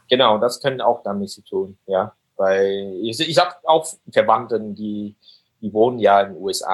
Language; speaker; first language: German; non-native, fluent; Vietnamese